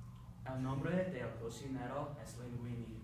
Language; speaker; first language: Spanish; non-native, learner; English